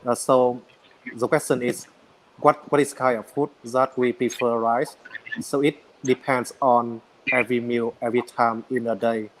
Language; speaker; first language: English; non-native, learner; Vietnamese